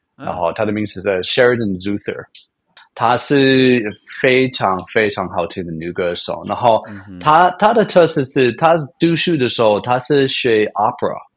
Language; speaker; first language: Chinese; non-native, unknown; English